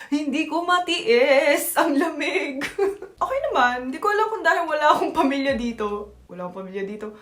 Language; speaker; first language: Filipino; native; Filipino